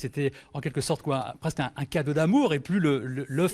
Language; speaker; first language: French; native; French